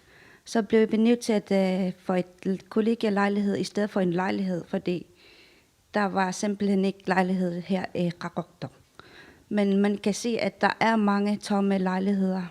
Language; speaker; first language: Danish; non-native, local second language; Kalaallisut